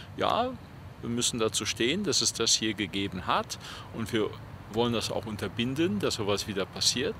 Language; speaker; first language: German; native; German